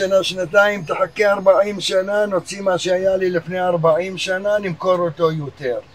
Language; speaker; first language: Hebrew; early bilingual, other home language; Arabic